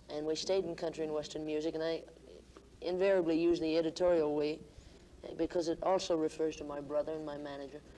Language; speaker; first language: English; native; English